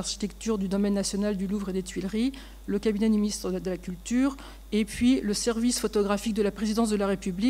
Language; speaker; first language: French; native; French